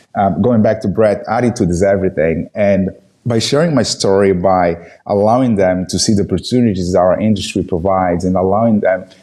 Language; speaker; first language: English; non-native, fluent; Portuguese